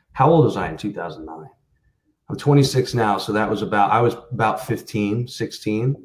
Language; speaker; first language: English; native; English